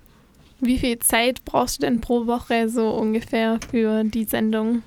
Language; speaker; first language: German; native; German